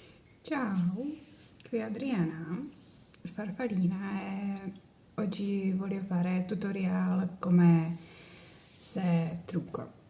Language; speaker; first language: Italian; non-native, learner; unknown